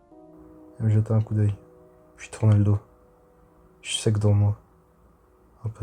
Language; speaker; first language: French; native; French